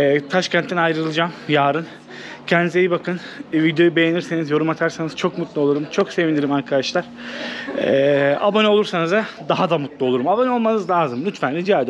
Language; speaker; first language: Turkish; native; Turkish